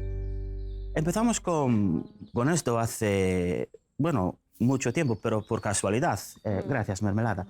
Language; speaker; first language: Spanish; early bilingual, heritage; English